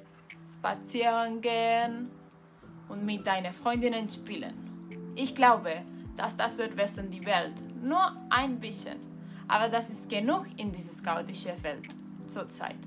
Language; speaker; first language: German; non-native, learner; Spanish